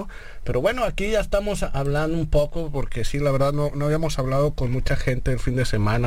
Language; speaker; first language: Spanish; native; Spanish